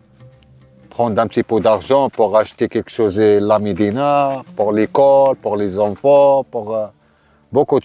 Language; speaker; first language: French; non-native, learner; Arabic